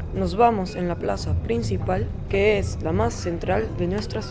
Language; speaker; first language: Spanish; non-native, learner; French